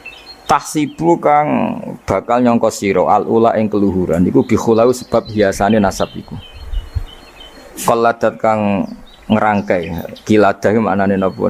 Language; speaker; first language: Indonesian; non-native, local second language; Javanese